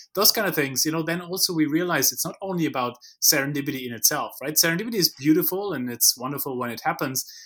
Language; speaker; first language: English; non-native, fluent; German